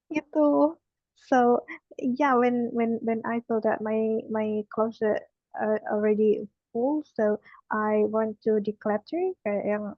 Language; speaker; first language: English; non-native, learner; Indonesian